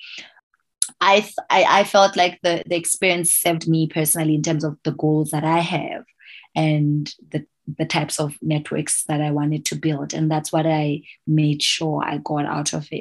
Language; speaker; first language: English; non-native, local second language; Southern Sotho